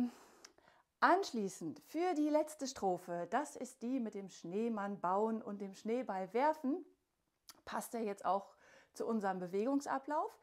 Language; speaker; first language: German; native; German